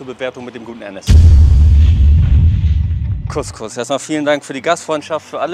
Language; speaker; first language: German; native; German